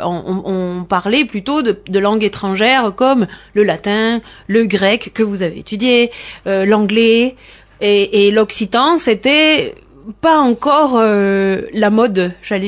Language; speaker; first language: French; native; French